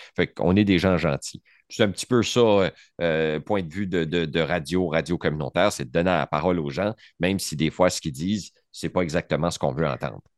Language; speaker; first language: French; native; French